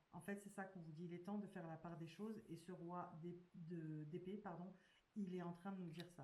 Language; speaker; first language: French; native; French